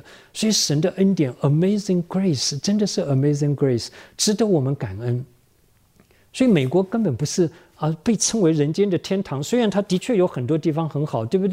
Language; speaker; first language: Chinese; native; Chinese